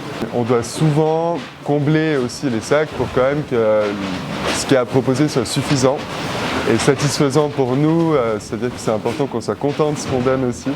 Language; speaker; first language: French; native; French